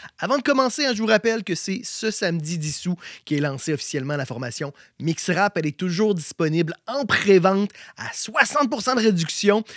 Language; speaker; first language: French; native; French